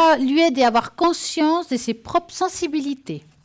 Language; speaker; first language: French; native; French